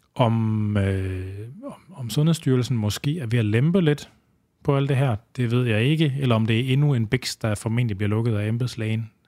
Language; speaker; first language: Danish; native; Danish